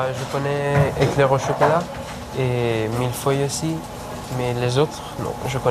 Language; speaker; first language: French; non-native, learner; Persian